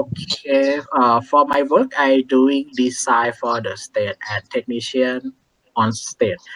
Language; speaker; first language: English; non-native, learner; Thai